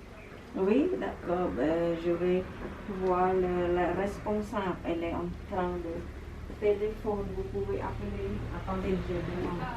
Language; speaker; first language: French; non-native, fluent; Khmer